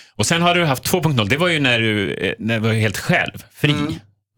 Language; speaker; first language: Swedish; native; Swedish